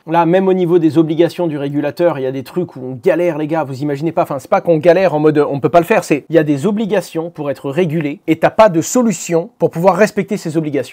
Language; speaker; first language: French; native; French